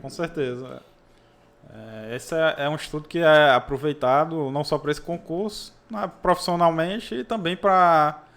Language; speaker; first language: Portuguese; native; Portuguese